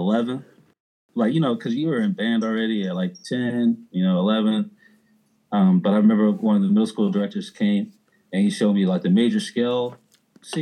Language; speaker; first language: English; early bilingual, other home language; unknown